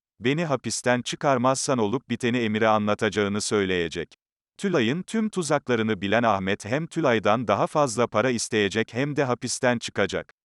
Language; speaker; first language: Turkish; native; Turkish